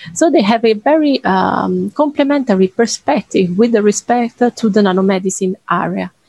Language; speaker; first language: English; non-native, fluent; Italian